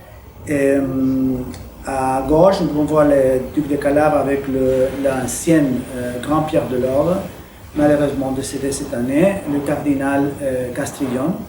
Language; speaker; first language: French; non-native, fluent; Spanish